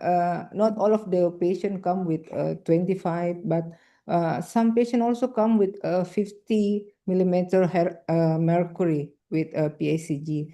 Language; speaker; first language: English; non-native, fluent; Indonesian